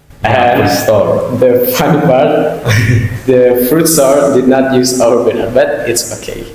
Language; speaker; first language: English; non-native, learner; Indonesian